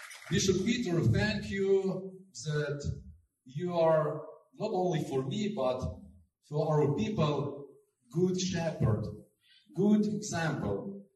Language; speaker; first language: English; non-native, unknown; Ukrainian